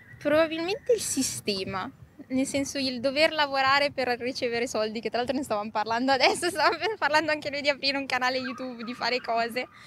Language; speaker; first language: Italian; native; Italian